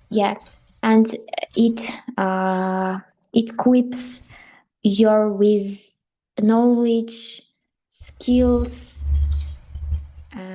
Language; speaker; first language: English; non-native, learner; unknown